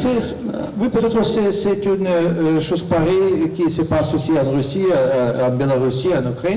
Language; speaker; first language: French; non-native, fluent; Russian